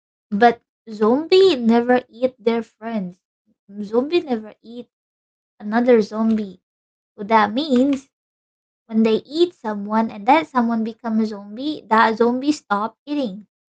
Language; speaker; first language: English; non-native, fluent; Indonesian